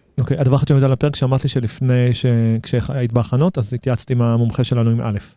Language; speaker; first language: Hebrew; native; Hebrew